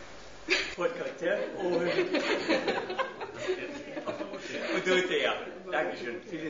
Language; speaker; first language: German; non-native, learner; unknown